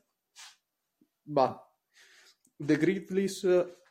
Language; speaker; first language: English; non-native, fluent; Italian